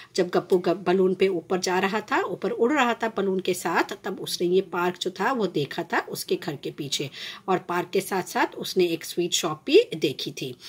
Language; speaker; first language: Hindi; non-native, local second language; Gujarati